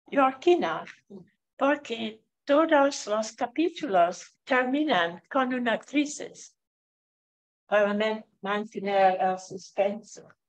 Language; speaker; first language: Spanish; non-native, fluent; English